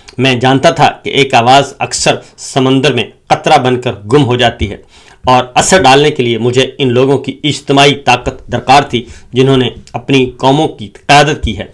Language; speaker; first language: Urdu; native; Urdu